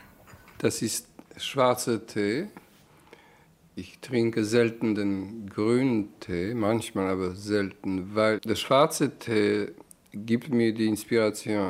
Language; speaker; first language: German; non-native, fluent; Polish